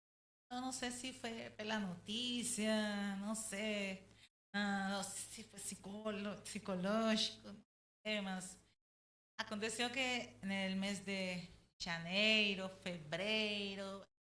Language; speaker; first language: Portuguese; non-native, learner; Spanish